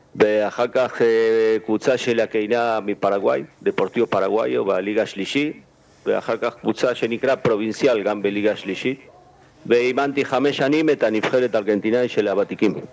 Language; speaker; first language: Hebrew; non-native, fluent; Spanish